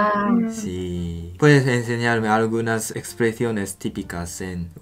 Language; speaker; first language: Spanish; non-native, fluent; Japanese